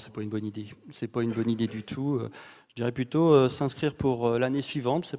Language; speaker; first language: French; native; French